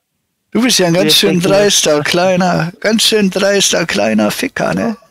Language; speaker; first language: German; native; German